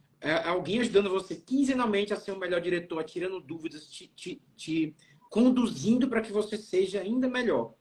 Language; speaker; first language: Portuguese; native; Portuguese